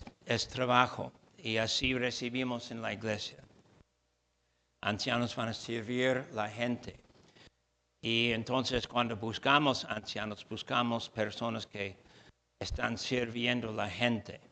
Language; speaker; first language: Spanish; non-native, fluent; English